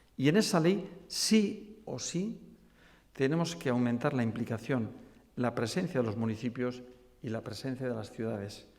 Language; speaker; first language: Spanish; non-native, local second language; Basque